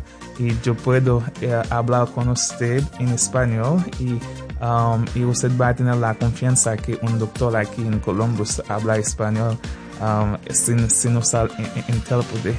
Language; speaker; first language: Spanish; non-native, fluent; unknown